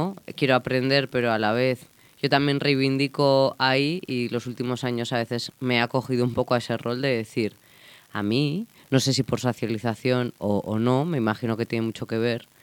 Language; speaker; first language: Spanish; native; Spanish